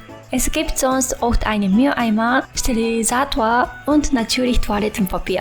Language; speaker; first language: German; non-native, fluent; Japanese